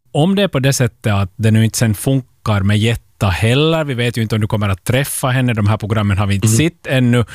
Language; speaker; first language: Swedish; native; Swedish